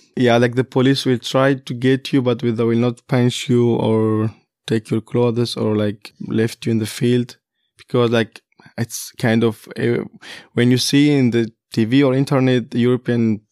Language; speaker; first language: English; non-native, fluent; Kurdish